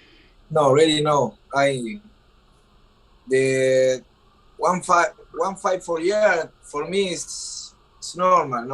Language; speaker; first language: English; non-native, learner; Spanish